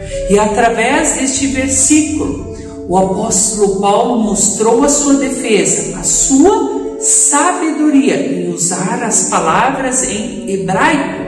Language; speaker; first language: Portuguese; native; Portuguese